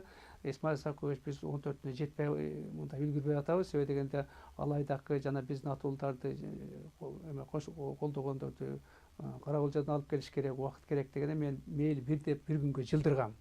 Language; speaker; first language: Kyrgyz; native; Kyrgyz